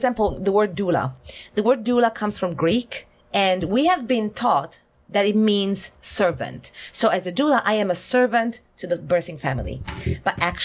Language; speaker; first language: English; non-native, fluent; Italian